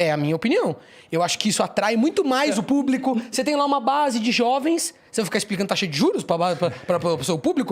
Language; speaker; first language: Portuguese; native; Portuguese